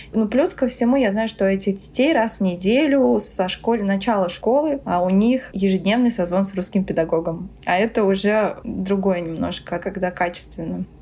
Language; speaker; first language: Russian; non-native, local second language; Tatar